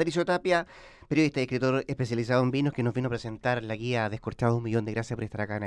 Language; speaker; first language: Spanish; native; Spanish